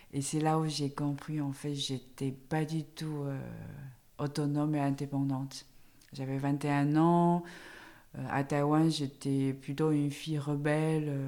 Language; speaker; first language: French; non-native, fluent; Chinese